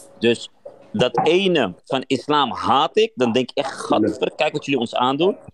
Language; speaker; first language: Dutch; early bilingual, other home language; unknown